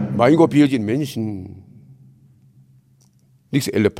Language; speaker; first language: German; non-native, learner; Korean